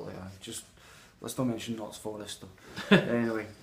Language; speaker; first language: English; native; English